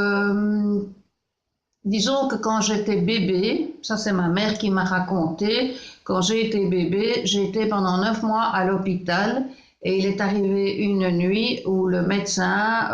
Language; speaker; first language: French; native; French